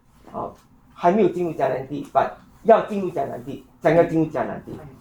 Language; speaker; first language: Chinese; native; Chinese